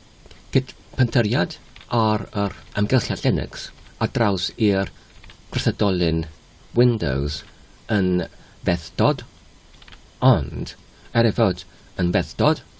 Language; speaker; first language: Welsh; non-native, learner; English